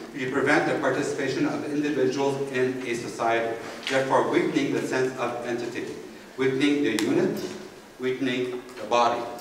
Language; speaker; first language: English; native; English